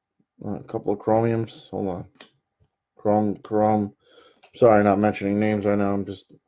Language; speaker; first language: English; native; English